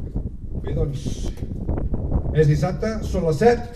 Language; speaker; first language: Catalan; native; Catalan